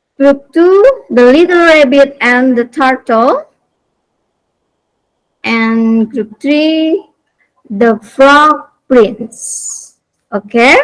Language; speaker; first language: English; non-native, learner; Indonesian